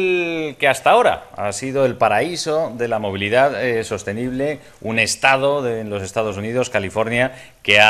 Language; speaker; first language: Spanish; native; Spanish